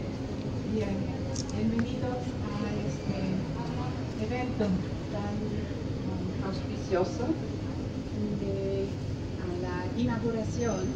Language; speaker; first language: Spanish; non-native, fluent; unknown